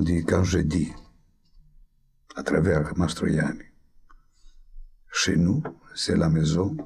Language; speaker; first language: French; non-native, fluent; Greek